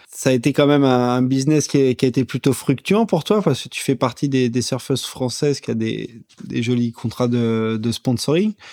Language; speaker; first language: French; native; French